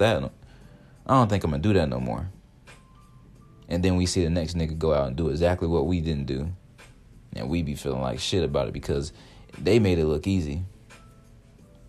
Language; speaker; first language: English; native; English